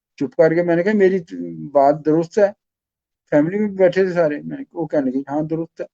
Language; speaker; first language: Urdu; non-native, local second language; Pashto